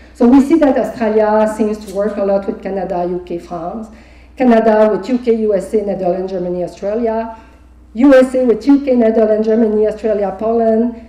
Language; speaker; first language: English; non-native, fluent; French